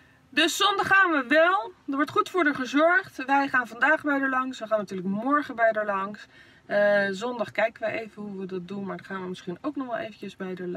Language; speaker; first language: Dutch; native; Dutch